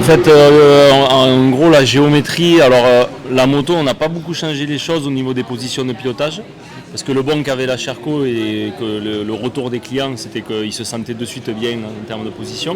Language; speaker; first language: French; native; French